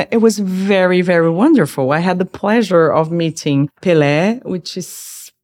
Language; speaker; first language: English; non-native, fluent; Portuguese